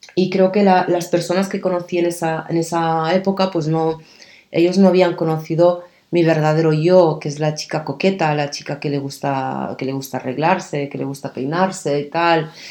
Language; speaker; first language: Spanish; early bilingual, other home language; Arabic